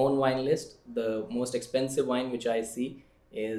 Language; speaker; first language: English; non-native, local second language; Hindi